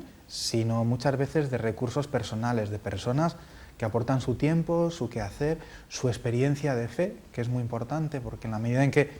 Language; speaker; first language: Spanish; native; Spanish